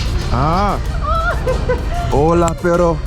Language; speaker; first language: Spanish; non-native, learner; English